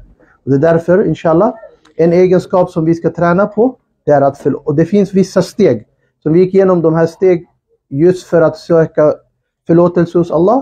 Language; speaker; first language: Swedish; non-native, fluent; Urdu